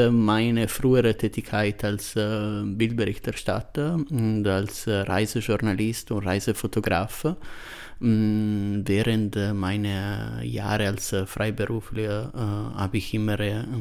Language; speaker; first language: German; non-native, fluent; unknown